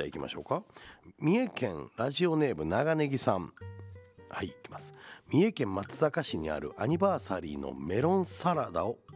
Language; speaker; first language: Japanese; native; Japanese